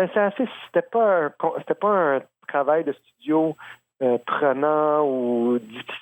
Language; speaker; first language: French; native; French